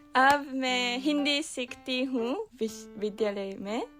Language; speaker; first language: Hindi; non-native, learner; Japanese